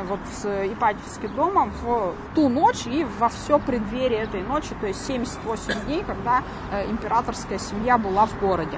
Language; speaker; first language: Russian; native; Russian